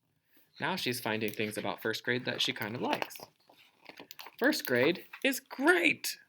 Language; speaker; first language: English; native; English